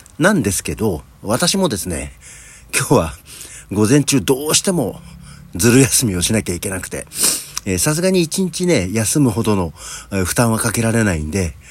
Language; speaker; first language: Japanese; native; Japanese